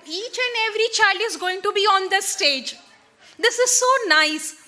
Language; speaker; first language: English; non-native, local second language; Marathi